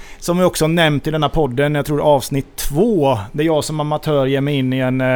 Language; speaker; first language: Swedish; native; Swedish